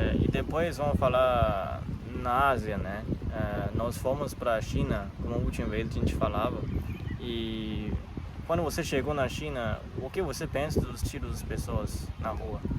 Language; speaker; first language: Portuguese; non-native, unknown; Chinese